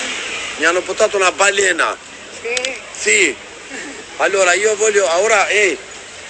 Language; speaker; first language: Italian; non-native, learner; Albanian